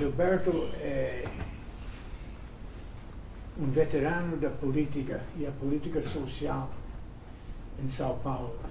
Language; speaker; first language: Portuguese; non-native, fluent; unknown